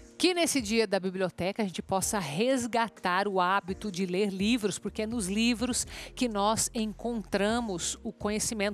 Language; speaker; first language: Portuguese; native; Portuguese